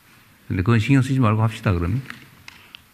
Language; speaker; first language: Korean; native; Korean